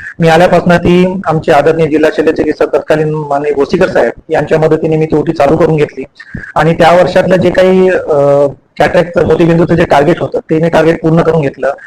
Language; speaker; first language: Marathi; native; Marathi